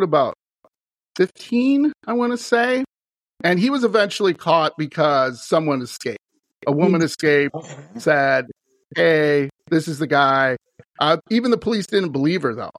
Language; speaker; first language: English; native; English